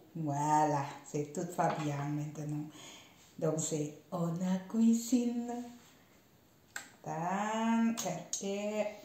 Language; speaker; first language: French; non-native, learner; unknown